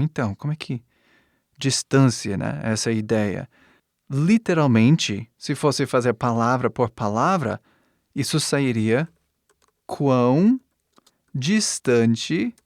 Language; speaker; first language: Portuguese; non-native, fluent; English